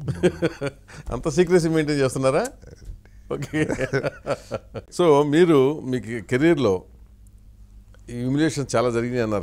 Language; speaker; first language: Telugu; native; Telugu